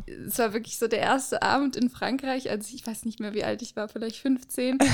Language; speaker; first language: German; native; German